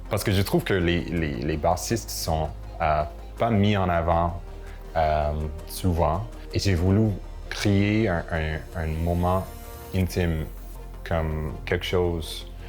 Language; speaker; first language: French; non-native, local second language; English